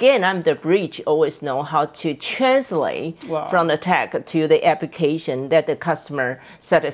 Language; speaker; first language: English; non-native, fluent; Chinese